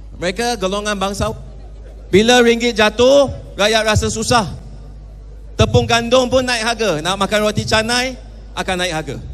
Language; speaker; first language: Malay; non-native, local second language; Chinese